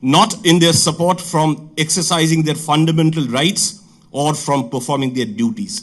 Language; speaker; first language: English; non-native, local second language; Bangla